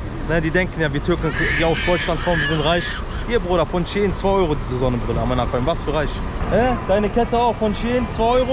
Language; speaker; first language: German; early bilingual, other home language; Turkish